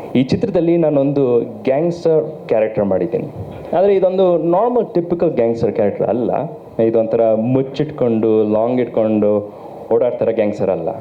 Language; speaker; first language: Kannada; early bilingual, heritage; Kannada